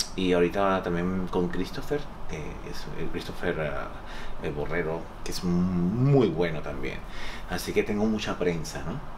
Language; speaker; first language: Spanish; native; Spanish